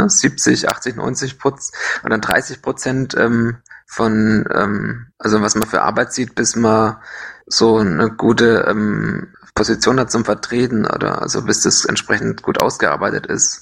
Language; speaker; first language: German; native; German